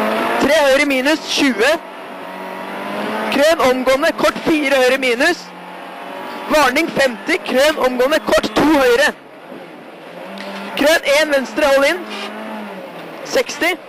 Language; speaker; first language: Norwegian; native; Norwegian